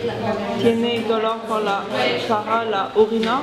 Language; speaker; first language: Spanish; non-native, learner; French